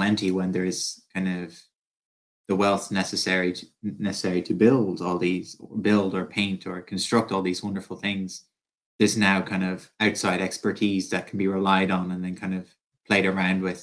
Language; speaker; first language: English; native; English